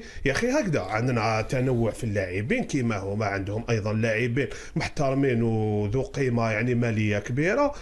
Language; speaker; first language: Arabic; native; Arabic